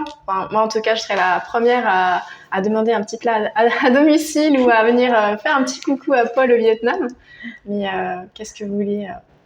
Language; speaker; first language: French; native; French